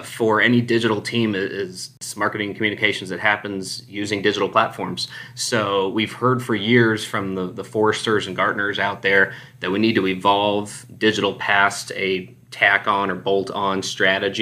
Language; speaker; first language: English; native; English